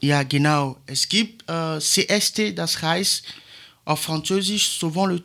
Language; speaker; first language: German; non-native, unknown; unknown